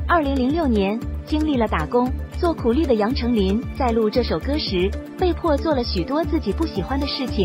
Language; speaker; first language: Chinese; native; Chinese